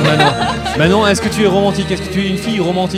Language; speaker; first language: French; native; French